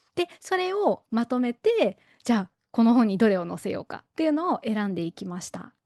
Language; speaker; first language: Japanese; native; Japanese